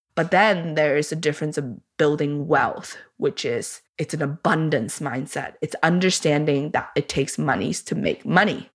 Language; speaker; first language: English; early bilingual, other home language; Chinese